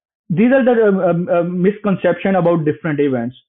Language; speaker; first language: English; non-native, local second language; Hindi